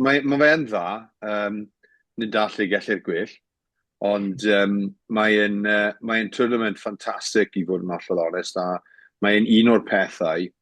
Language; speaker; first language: Welsh; native; Welsh